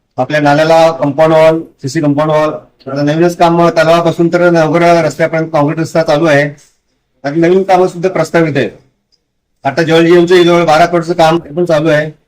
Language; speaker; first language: Marathi; native; Marathi